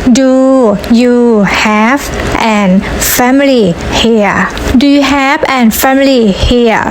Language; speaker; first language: English; non-native, learner; Thai